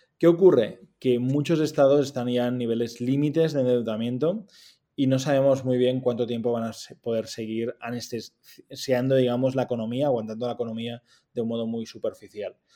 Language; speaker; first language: Spanish; native; Spanish